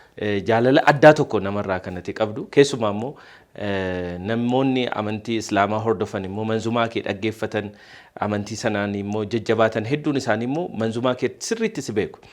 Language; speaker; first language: Oromo; native; Oromo